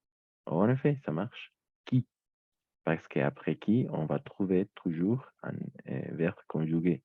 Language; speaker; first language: French; native; French